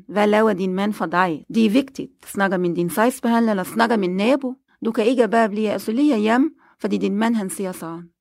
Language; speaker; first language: Danish; non-native, learner; Arabic